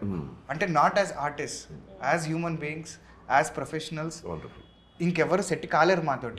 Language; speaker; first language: Telugu; native; Telugu